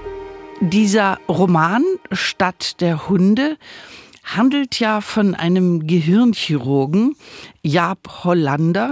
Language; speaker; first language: German; native; German